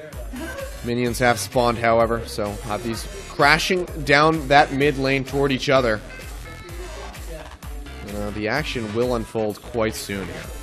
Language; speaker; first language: English; native; English